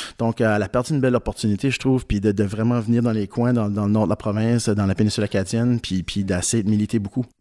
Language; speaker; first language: French; native; French